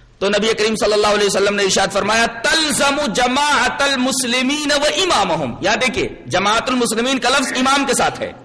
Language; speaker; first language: Urdu; native; Urdu